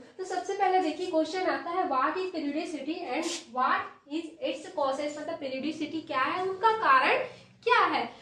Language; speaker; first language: Hindi; native; Hindi